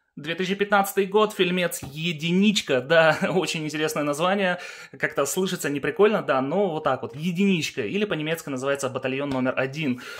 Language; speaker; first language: Russian; early bilingual, heritage; Russian